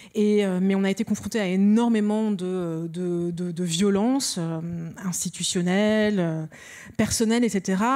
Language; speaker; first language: French; early bilingual, other home language; Lingala